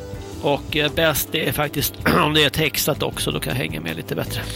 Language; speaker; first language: Swedish; native; Swedish